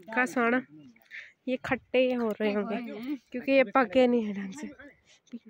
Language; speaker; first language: Hindi; native; Hindi